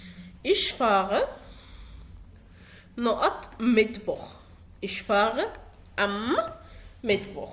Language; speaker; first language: German; non-native, fluent; Arabic